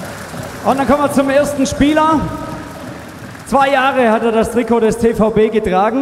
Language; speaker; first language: German; native; German